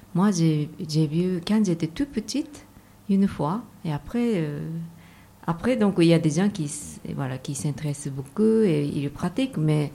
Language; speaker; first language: French; non-native, fluent; Japanese